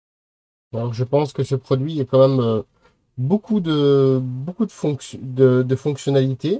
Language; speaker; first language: French; native; French